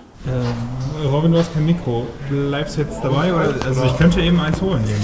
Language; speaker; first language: German; native; German